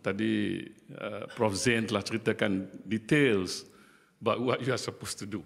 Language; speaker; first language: English; non-native, local second language; Malay